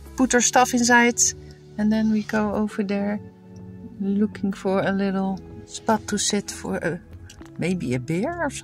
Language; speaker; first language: English; non-native, fluent; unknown